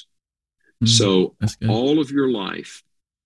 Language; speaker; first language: English; native; English